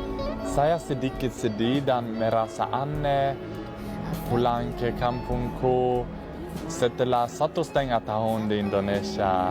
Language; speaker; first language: Indonesian; non-native, learner; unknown